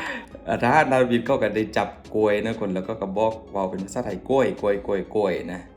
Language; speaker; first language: Thai; non-native, local second language; Lao